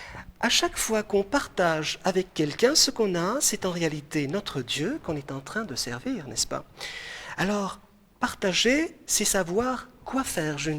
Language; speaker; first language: French; non-native, local second language; Arabic